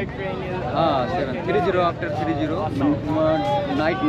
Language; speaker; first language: English; non-native, learner; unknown